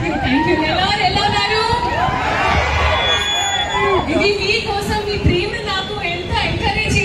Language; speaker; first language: Telugu; non-native, learner; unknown